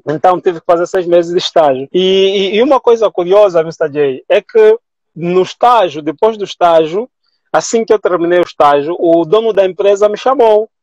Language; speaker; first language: Portuguese; native; Portuguese